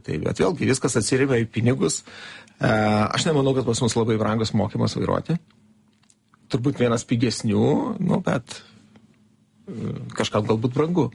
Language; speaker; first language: Lithuanian; native; Lithuanian